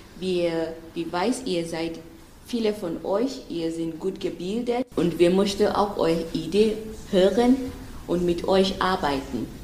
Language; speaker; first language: German; non-native, fluent; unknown